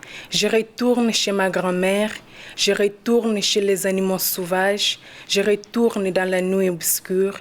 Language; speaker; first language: French; non-native, learner; Portuguese